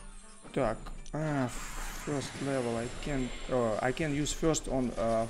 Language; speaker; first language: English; non-native, learner; Russian